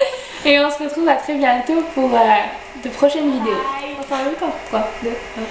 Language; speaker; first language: French; native; French